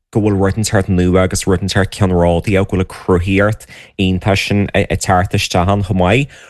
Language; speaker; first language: Irish; native; Irish